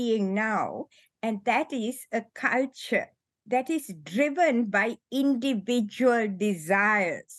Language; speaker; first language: English; non-native, local second language; Sinhala